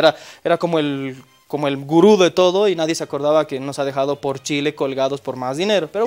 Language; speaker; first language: Spanish; native; Spanish